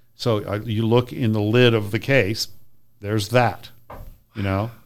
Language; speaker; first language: English; native; English